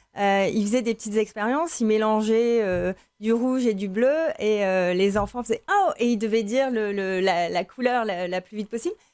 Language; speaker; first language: French; native; French